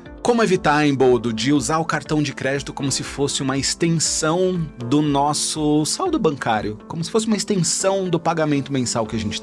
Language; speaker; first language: Portuguese; native; Portuguese